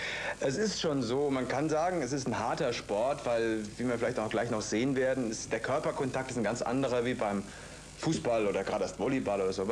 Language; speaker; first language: German; native; German